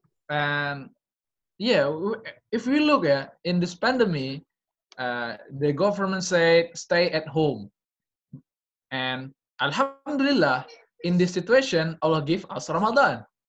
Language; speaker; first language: English; non-native, learner; Indonesian